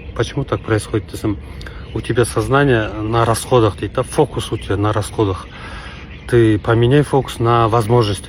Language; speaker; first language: Russian; non-native, local second language; Kazakh